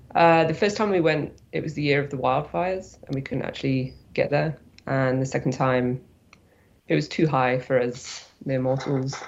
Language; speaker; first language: English; native; English